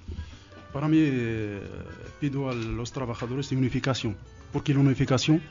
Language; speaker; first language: Spanish; non-native, learner; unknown